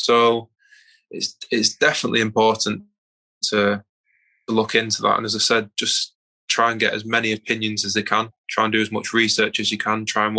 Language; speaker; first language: English; native; English